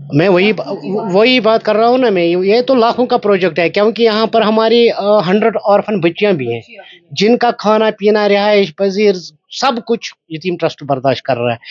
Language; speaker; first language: Hindi; non-native, local second language; Kashmiri